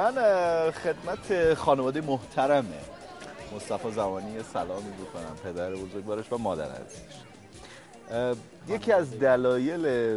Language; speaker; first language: Persian; native; Persian